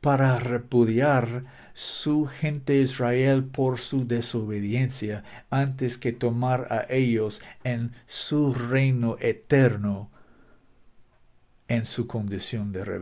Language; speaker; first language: Spanish; non-native, learner; English